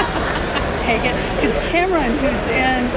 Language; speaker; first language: English; native; English